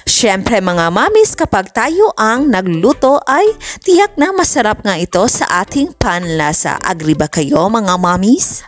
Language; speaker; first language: Filipino; non-native, local second language; Cebuano